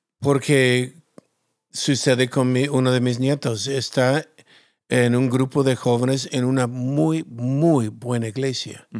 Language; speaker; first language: Spanish; non-native, fluent; English